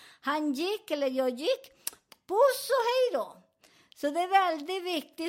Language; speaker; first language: Swedish; non-native, fluent; Spanish